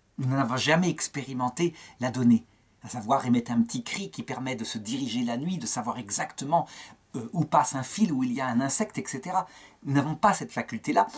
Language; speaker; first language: French; native; French